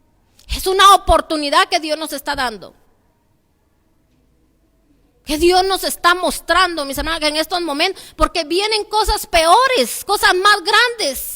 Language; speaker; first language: Spanish; native; Spanish